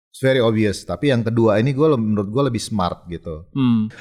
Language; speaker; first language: Indonesian; native; Indonesian